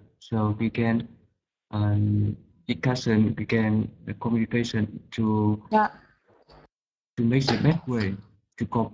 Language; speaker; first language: English; non-native, learner; Vietnamese